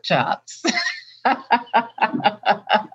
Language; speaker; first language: English; native; English